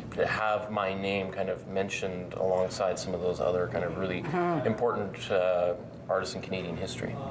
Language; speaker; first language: English; native; English